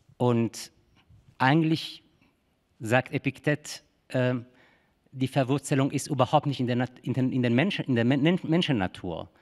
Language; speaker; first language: German; non-native, fluent; Persian